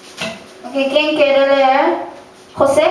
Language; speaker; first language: Spanish; non-native, learner; Korean